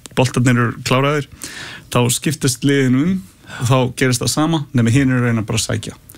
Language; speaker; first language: Icelandic; early bilingual, heritage; Icelandic